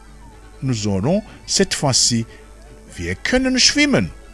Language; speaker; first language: German; non-native, fluent; Rundi